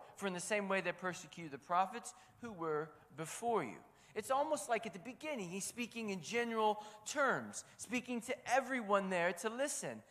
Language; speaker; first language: English; native; English